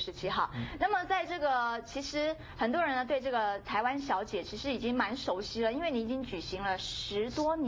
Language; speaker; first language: Chinese; native; Chinese